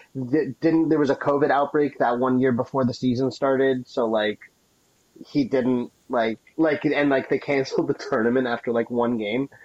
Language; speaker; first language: English; native; English